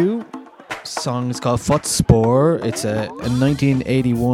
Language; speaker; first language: English; native; English